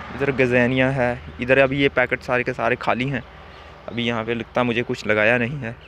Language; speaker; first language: Hindi; native; Hindi